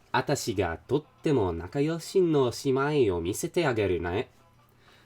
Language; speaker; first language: Japanese; non-native, learner; English